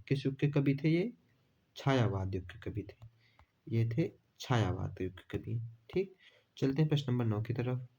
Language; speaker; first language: Hindi; native; Hindi